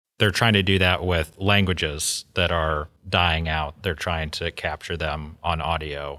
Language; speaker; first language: English; native; English